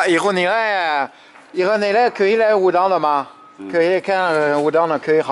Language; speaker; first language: Chinese; non-native, learner; French